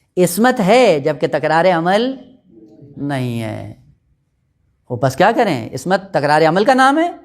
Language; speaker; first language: Urdu; non-native, local second language; Punjabi